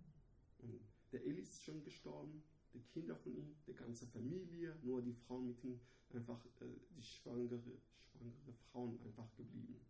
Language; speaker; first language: German; non-native, learner; Persian